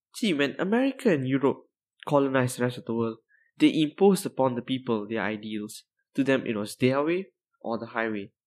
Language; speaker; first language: English; non-native, local second language; Tamil